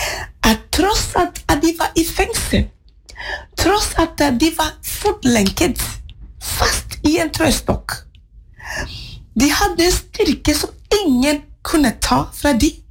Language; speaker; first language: Norwegian; non-native, fluent; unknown